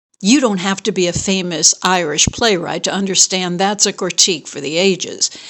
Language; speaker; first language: English; native; English